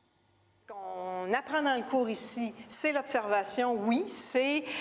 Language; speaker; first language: French; native; French